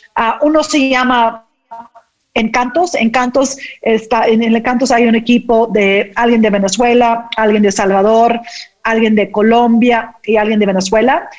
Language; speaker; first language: Spanish; non-native, fluent; English